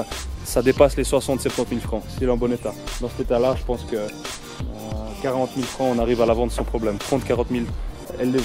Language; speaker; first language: French; native; French